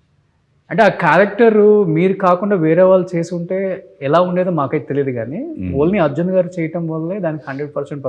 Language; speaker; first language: Telugu; native; Telugu